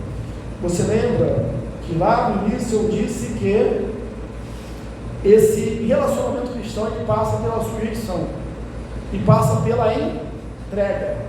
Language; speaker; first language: Portuguese; native; Portuguese